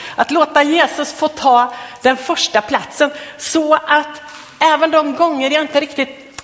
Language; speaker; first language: Swedish; native; Swedish